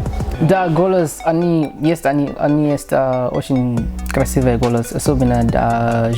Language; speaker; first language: Russian; non-native, learner; English